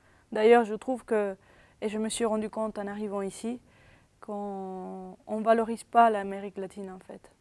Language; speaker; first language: French; early bilingual, other home language; Spanish